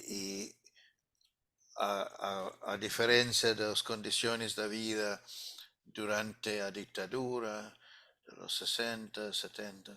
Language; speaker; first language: Portuguese; non-native, fluent; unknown